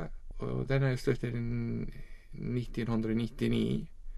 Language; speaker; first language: Swedish; non-native, learner; Icelandic